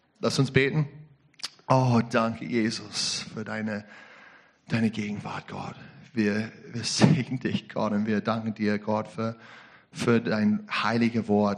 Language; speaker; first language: German; non-native, learner; English